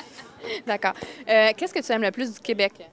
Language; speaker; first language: French; native; French